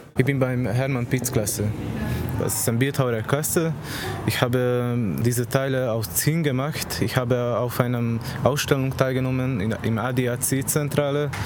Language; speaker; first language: German; non-native, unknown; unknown